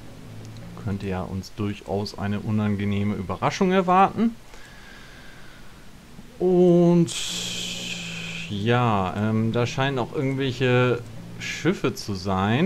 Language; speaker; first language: German; native; German